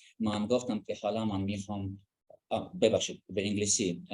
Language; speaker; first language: Persian; non-native, learner; Russian